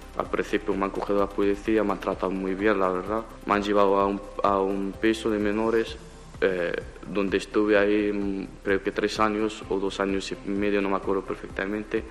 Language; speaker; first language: Spanish; non-native, fluent; Arabic